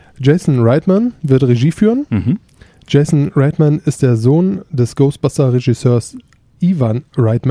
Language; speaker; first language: German; native; German